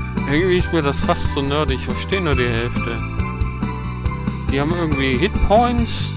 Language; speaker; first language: German; native; German